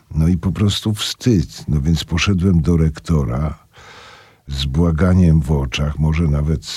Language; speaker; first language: Polish; native; Polish